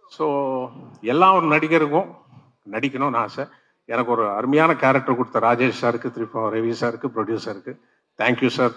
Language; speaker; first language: Tamil; non-native, local second language; Telugu